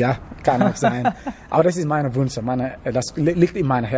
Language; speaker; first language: German; non-native, learner; Wolof